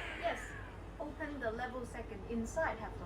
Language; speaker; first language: English; non-native, learner; Chinese